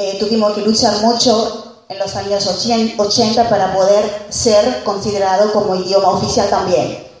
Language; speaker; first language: Spanish; non-native, fluent; Haitian Creole